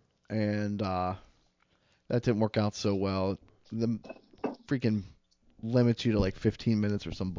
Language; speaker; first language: English; native; English